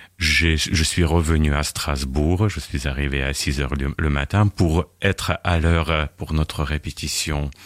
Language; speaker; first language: French; non-native, fluent; Russian